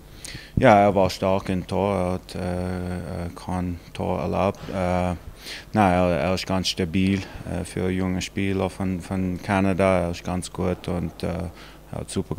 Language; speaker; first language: German; non-native, local second language; Italian